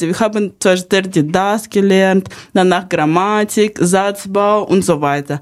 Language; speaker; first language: German; non-native, fluent; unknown